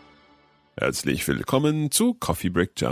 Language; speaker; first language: German; non-native, learner; English